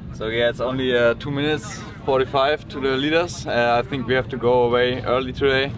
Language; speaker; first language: English; non-native, fluent; German